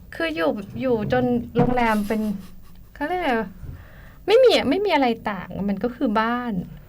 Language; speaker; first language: Thai; native; Thai